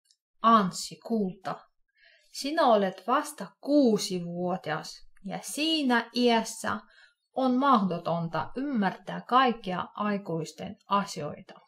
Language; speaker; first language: Finnish; non-native, fluent; Russian